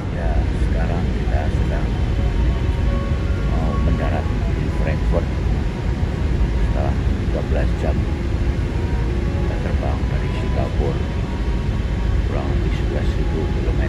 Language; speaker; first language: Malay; non-native, local second language; Javanese